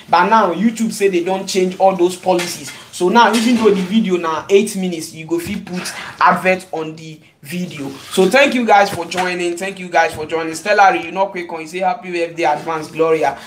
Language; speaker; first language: English; non-native, local second language; Igbo